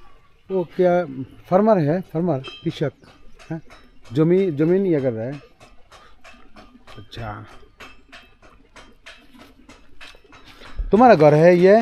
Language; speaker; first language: Hindi; non-native, learner; Bangla